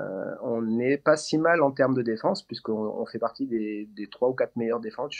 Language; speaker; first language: French; native; French